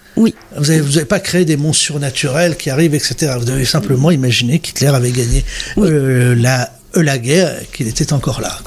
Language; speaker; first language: French; native; French